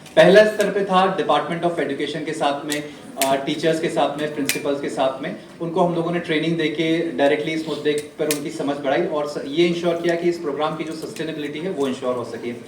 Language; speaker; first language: Hindi; native; Hindi